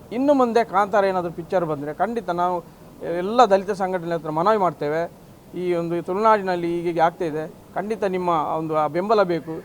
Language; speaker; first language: Kannada; non-native, local second language; Tulu